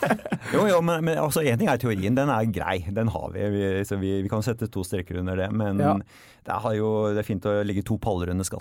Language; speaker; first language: Norwegian; native; Norwegian